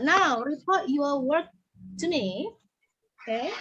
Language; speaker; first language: English; non-native, learner; Indonesian